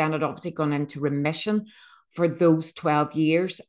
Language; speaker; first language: English; native; English